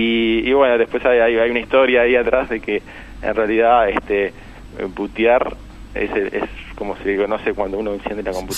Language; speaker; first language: Spanish; native; Spanish